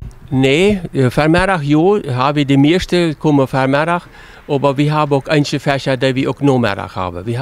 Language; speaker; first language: German; non-native, local second language; Plautdietsch